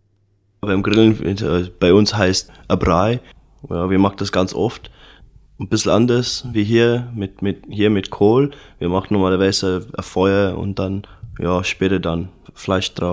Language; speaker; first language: German; non-native, learner; English